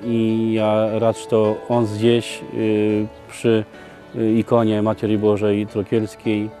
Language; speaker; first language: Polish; non-native, local second language; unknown